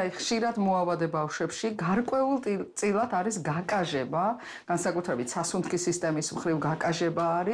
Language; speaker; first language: Georgian; native; Georgian